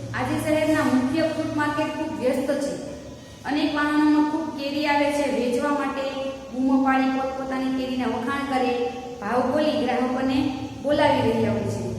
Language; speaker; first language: Gujarati; native; Gujarati